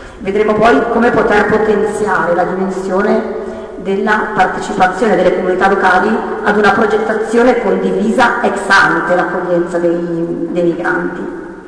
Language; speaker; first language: Italian; native; Italian